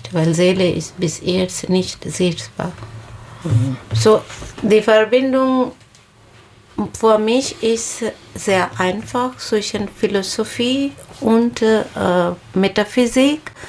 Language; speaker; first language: German; non-native, learner; Bangla